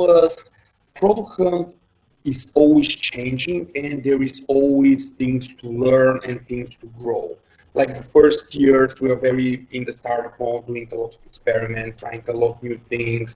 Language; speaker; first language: English; non-native, fluent; Bulgarian